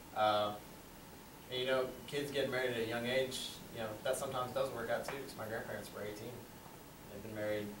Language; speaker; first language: English; native; English